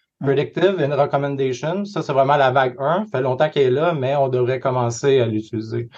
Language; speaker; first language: French; native; French